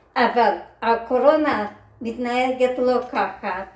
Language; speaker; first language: Hebrew; non-native, fluent; Ukrainian